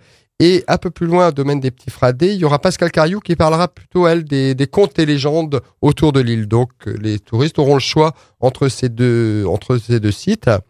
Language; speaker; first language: French; native; French